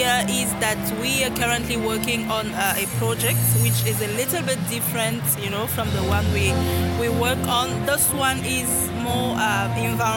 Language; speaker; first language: English; non-native, fluent; French